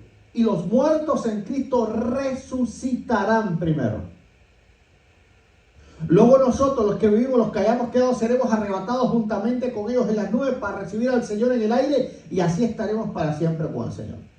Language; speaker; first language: Spanish; native; Spanish